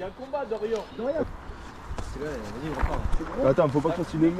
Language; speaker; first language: French; native; French